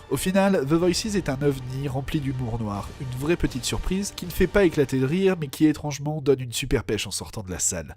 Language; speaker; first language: French; native; French